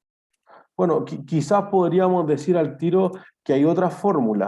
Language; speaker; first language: Spanish; native; Spanish